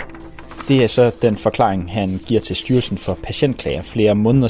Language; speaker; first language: Danish; native; Danish